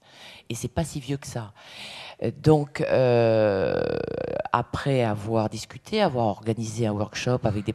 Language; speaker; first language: French; native; French